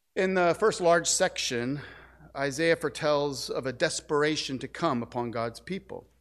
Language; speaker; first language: English; native; English